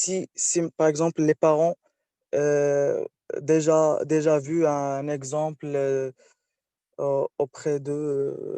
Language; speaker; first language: French; non-native, local second language; Arabic